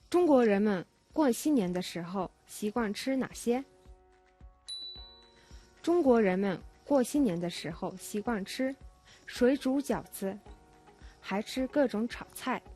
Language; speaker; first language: Chinese; non-native, fluent; Mongolian